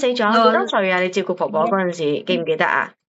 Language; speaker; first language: Cantonese; native; Cantonese